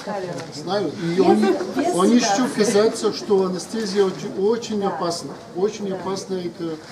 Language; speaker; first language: Russian; non-native, learner; Polish